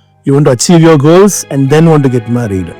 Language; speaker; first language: English; non-native, local second language; Kannada